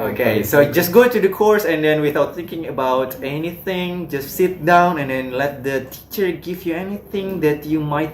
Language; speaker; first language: English; non-native, fluent; Indonesian